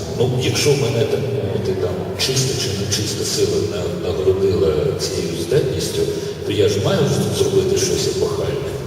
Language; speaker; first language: Ukrainian; non-native, local second language; Russian